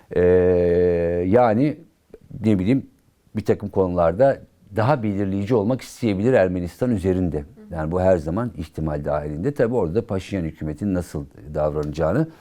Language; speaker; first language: Turkish; native; Turkish